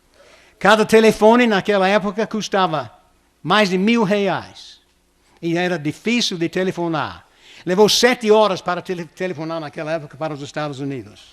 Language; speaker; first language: Portuguese; non-native, fluent; English